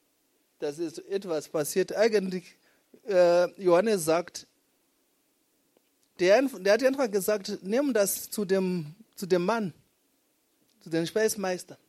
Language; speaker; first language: German; non-native, fluent; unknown